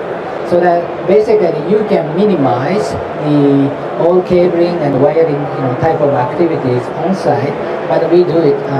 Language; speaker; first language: English; non-native, fluent; Japanese